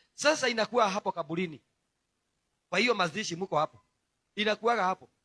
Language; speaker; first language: Swahili; non-native, local second language; Kikuyu